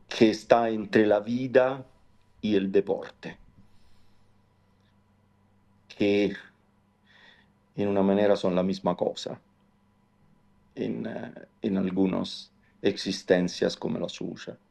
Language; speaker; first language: Spanish; non-native, fluent; Italian